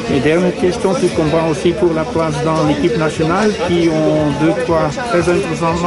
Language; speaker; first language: French; non-native, local second language; Dutch